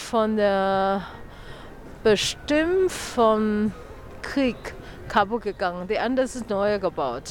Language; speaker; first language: German; non-native, learner; Chinese